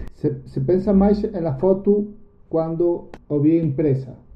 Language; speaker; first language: Portuguese; non-native, learner; Spanish